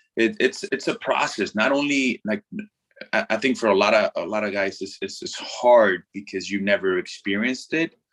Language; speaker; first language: English; non-native, fluent; Spanish